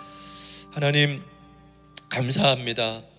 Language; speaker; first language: Korean; native; Korean